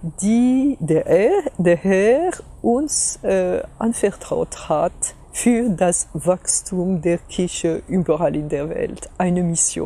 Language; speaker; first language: German; non-native, fluent; French